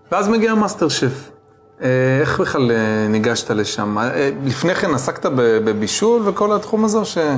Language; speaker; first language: Hebrew; native; Hebrew